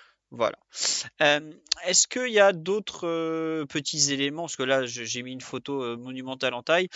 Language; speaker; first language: French; native; French